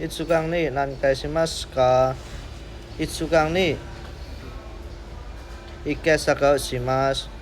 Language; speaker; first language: Japanese; non-native, learner; Indonesian